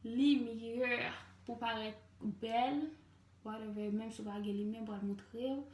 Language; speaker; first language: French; non-native, learner; Haitian Creole